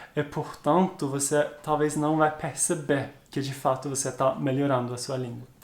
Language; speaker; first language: Portuguese; non-native, fluent; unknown